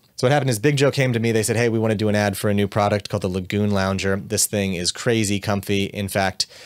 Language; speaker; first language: English; native; English